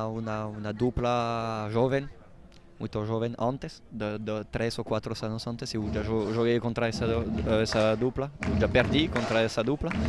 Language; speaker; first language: Portuguese; non-native, learner; French